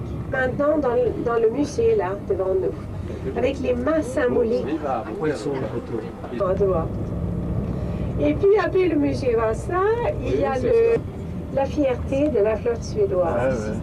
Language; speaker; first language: French; non-native, fluent; Swedish